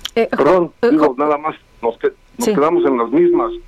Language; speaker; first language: Spanish; native; Spanish